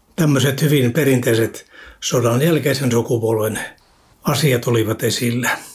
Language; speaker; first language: Finnish; native; Finnish